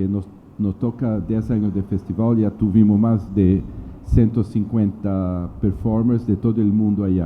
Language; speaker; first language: Spanish; non-native, learner; Portuguese